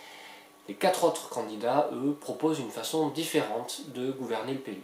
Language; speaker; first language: French; native; French